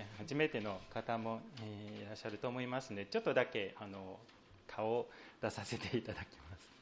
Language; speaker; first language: Japanese; non-native, fluent; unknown